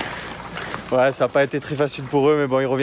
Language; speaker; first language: French; native; French